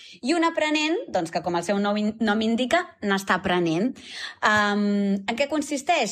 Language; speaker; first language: Catalan; native; Catalan